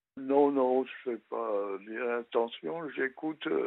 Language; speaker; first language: French; native; French